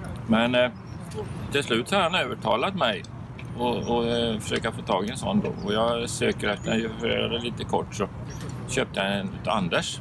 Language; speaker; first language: Swedish; native; Swedish